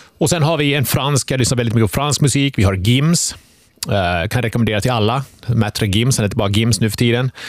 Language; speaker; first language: Swedish; early bilingual, other home language; Finnish